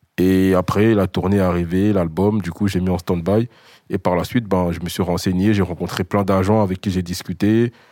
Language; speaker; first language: French; early bilingual, other home language; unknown